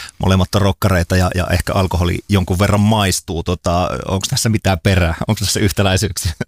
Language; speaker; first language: Finnish; native; Finnish